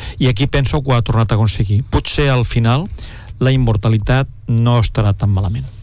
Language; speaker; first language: Catalan; native; Catalan